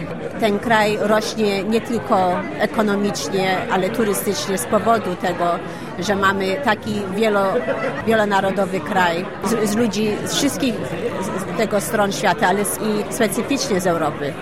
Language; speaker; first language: Polish; early bilingual, heritage; Polish